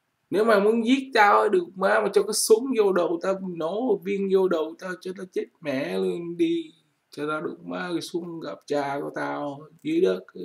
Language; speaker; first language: Vietnamese; native; Vietnamese